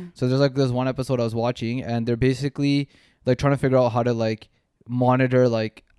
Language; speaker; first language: English; native; English